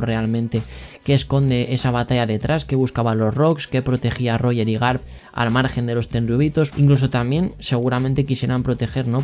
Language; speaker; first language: Spanish; native; Spanish